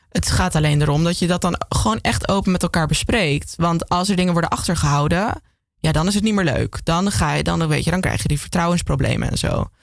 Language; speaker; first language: Dutch; native; Dutch